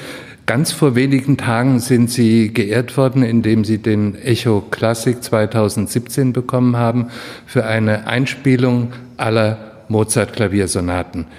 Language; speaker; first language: German; native; German